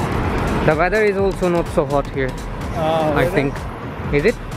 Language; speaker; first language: English; non-native, local second language; Hindi